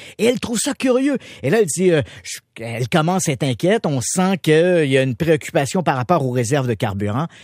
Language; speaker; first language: French; native; French